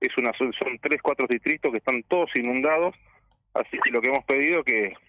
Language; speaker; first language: Spanish; native; Spanish